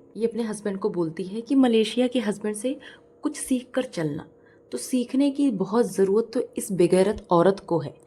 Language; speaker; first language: Hindi; native; Hindi